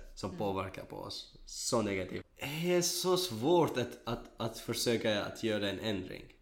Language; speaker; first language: Swedish; non-native, learner; Kurdish